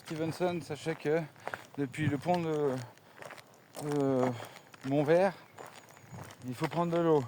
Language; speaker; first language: French; native; French